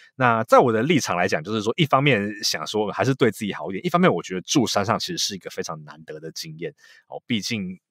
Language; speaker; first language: Chinese; native; Chinese